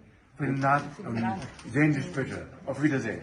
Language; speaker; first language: German; non-native, learner; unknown